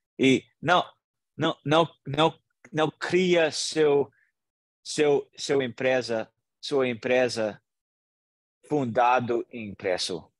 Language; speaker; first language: Portuguese; non-native, learner; English